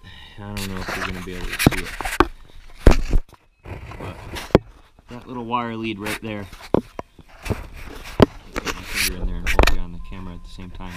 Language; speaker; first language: English; native; English